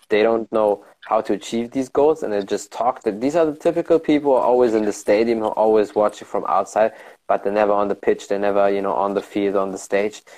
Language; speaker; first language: English; early bilingual, heritage; German